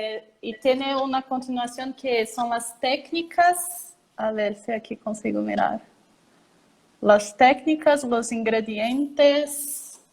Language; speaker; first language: Spanish; non-native, learner; Portuguese